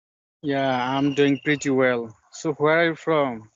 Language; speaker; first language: English; non-native, fluent; Bangla